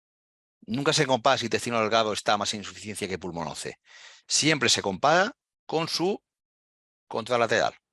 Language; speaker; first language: Spanish; native; Spanish